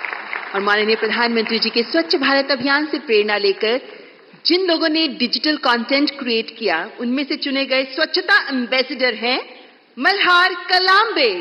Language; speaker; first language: Hindi; native; Hindi